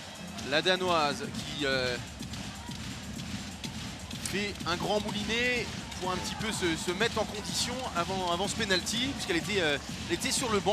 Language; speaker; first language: French; native; French